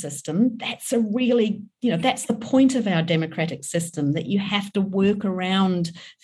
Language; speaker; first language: English; native; English